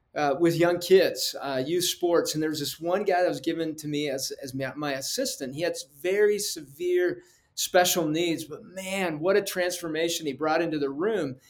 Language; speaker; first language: English; early bilingual, other home language; Spanish